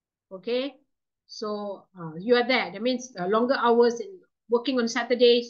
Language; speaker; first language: English; non-native, local second language; Malay